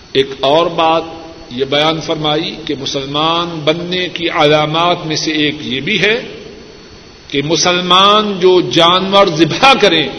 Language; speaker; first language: Urdu; non-native, local second language; Punjabi